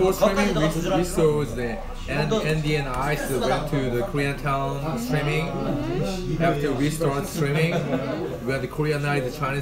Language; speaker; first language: English; non-native, fluent; Korean